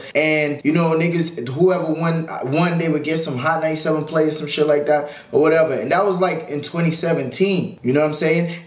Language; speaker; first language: English; native; English